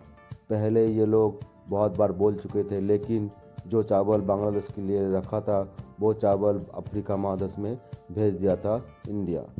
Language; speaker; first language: Hindi; non-native, local second language; Bangla